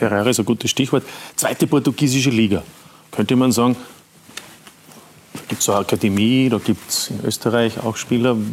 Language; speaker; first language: German; native; German